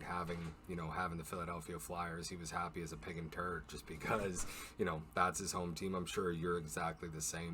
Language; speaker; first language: English; native; English